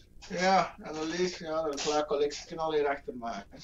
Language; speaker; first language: English; non-native, fluent; Dutch